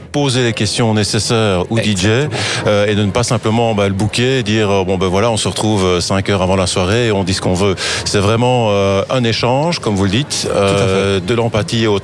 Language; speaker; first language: French; native; French